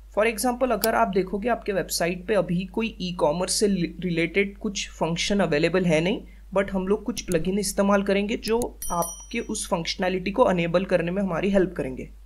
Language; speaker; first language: Hindi; native; Hindi